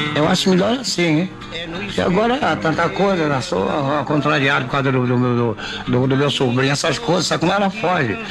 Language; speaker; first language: Portuguese; native; Portuguese